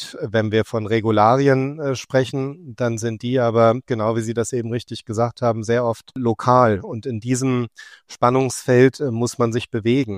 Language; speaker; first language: German; native; German